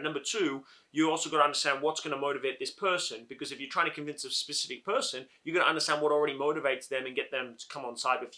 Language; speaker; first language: English; native; English